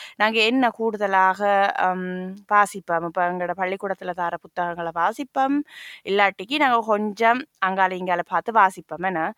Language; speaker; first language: Tamil; early bilingual, heritage; Tamil